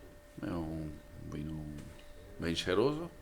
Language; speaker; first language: Portuguese; non-native, learner; French